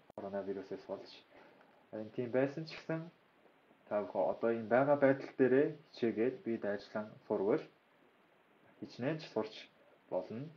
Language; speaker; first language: Mongolian; non-native, fluent; Korean